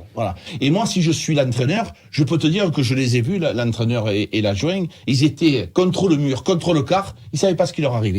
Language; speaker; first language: French; native; French